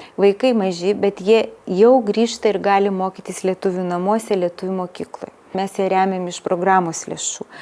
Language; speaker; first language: Lithuanian; native; Lithuanian